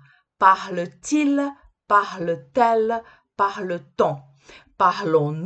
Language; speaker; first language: French; non-native, fluent; Portuguese